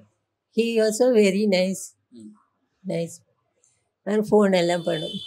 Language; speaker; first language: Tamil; non-native, learner; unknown